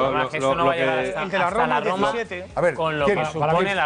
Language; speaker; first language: Spanish; native; Spanish